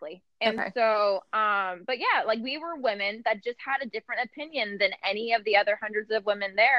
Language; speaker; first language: English; native; English